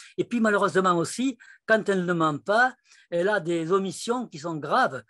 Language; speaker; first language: French; native; French